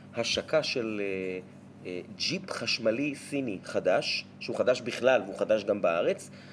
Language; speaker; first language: Hebrew; native; Hebrew